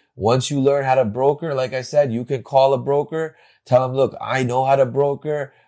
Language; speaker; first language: English; native; English